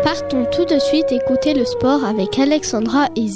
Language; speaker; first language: French; native; French